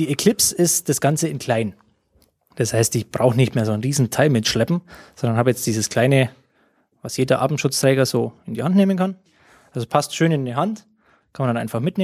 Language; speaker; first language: German; native; German